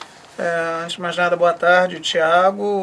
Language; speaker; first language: Portuguese; native; Portuguese